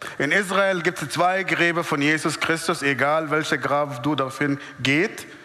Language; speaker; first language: German; non-native, fluent; Arabic